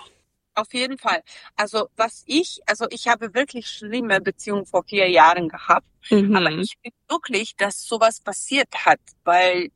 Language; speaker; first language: German; non-native, fluent; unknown